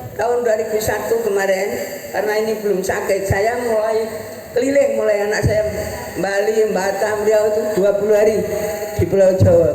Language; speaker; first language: Indonesian; non-native, local second language; Javanese